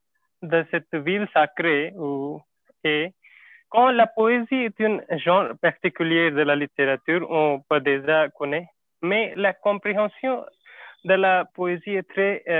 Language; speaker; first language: French; non-native, fluent; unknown